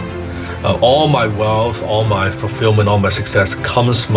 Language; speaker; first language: English; non-native, local second language; Cantonese